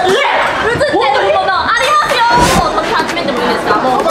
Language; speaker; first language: Japanese; non-native, fluent; Chinese